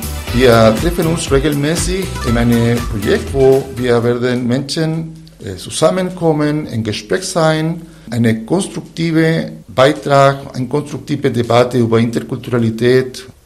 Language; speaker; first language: German; non-native, fluent; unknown